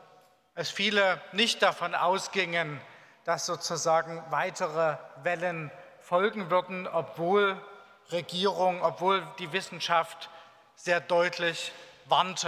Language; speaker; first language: German; native; German